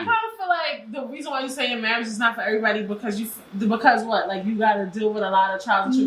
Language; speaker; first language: English; native; English